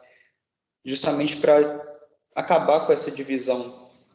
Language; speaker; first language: Portuguese; native; Portuguese